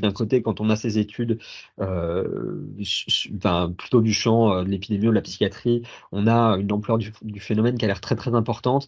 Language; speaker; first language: French; native; French